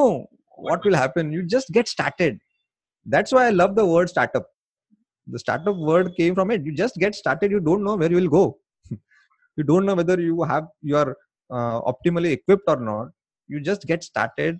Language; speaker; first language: English; non-native, local second language; Marathi